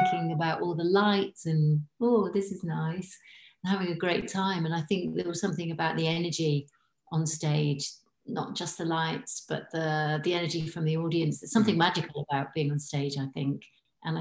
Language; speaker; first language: English; native; English